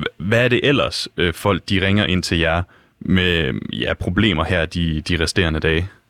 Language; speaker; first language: Danish; native; Danish